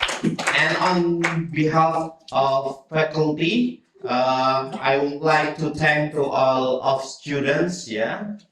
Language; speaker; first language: English; non-native, local second language; Indonesian